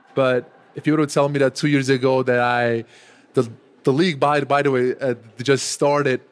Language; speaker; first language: English; non-native, fluent; Turkish